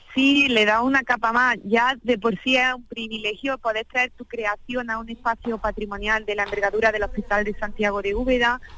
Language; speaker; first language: Spanish; native; Spanish